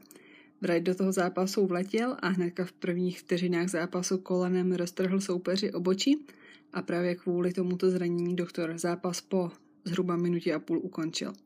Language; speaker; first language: Czech; native; Czech